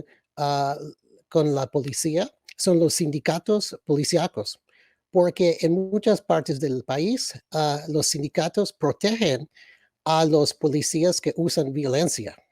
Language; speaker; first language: Spanish; early bilingual, other home language; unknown